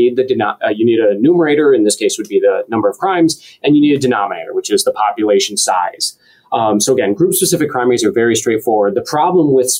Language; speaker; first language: English; native; English